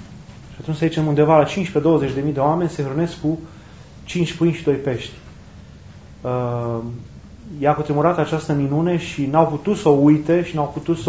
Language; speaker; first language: Romanian; native; Romanian